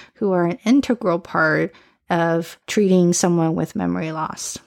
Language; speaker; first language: English; early bilingual, other home language; Chinese